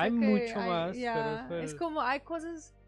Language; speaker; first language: Spanish; non-native, learner; English